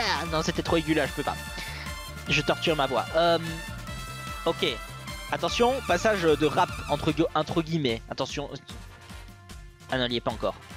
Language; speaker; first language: French; native; French